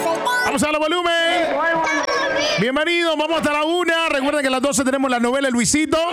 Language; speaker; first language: Spanish; native; Spanish